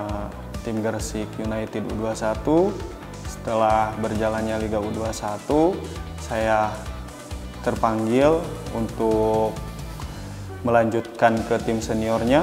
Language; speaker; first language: Indonesian; native; Indonesian